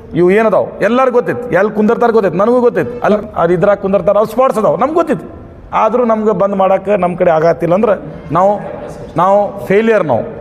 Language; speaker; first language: Kannada; non-native, local second language; Urdu